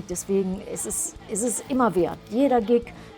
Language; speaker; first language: German; native; German